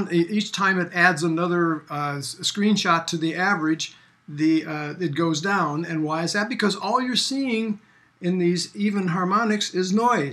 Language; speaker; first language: English; native; English